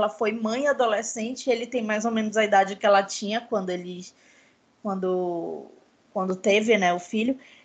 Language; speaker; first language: Portuguese; native; Portuguese